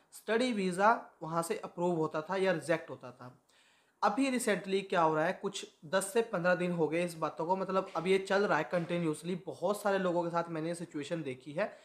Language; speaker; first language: Hindi; native; Hindi